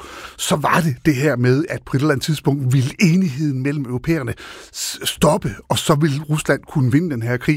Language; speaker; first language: Danish; native; Danish